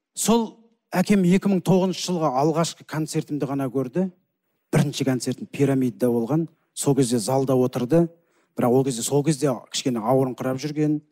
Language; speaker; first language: Kazakh; native; Kazakh